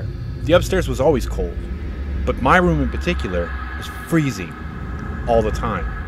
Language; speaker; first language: English; native; English